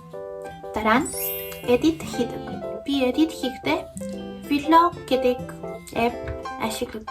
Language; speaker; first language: Mongolian; non-native, learner; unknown